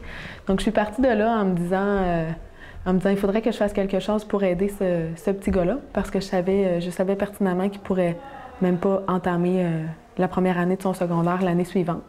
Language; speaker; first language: French; native; French